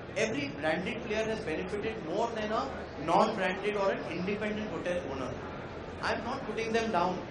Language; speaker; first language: English; non-native, local second language; Konkani